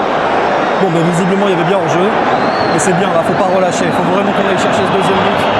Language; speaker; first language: French; native; French